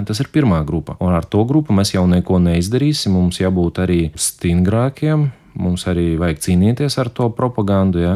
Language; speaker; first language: Latvian; non-native, local second language; Russian